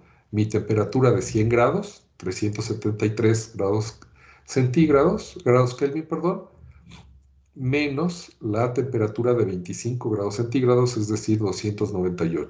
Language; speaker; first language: Spanish; native; Spanish